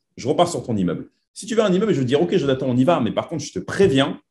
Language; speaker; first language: French; native; French